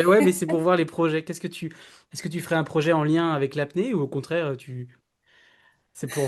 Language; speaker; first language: French; native; French